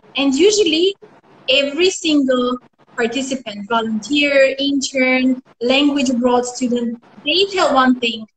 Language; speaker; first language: English; non-native, fluent; Armenian